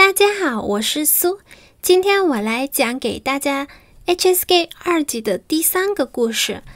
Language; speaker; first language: Chinese; non-native, fluent; Spanish